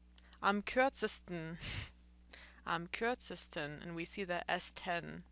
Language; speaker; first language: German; non-native, fluent; English